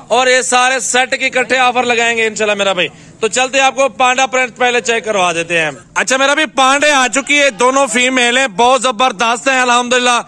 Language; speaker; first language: Urdu; non-native, local second language; Punjabi